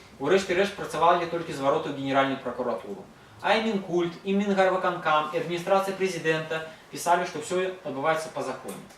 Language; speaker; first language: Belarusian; non-native, local second language; Russian